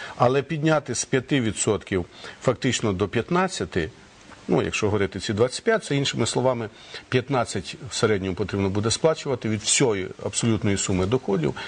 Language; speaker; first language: Ukrainian; native; Ukrainian